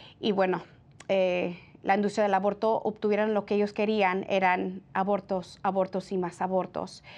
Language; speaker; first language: Spanish; early bilingual, heritage; Spanish